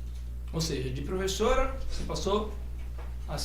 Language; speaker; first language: Portuguese; native; Portuguese